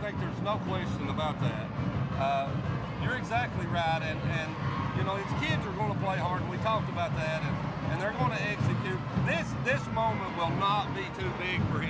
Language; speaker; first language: English; native; English